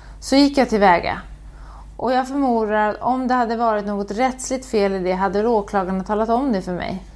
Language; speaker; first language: Swedish; native; Swedish